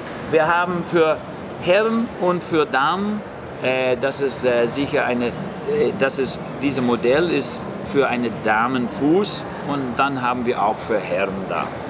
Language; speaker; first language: German; non-native, fluent; English